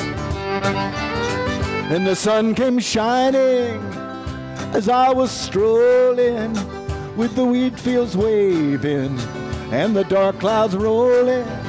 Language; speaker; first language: English; native; English